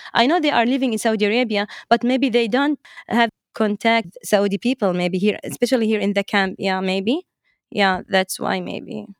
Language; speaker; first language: English; non-native, fluent; Arabic